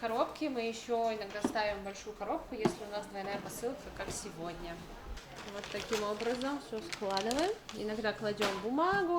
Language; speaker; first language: Russian; native; Russian